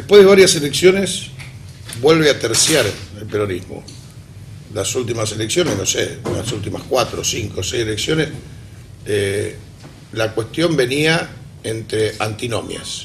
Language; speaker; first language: Spanish; native; Spanish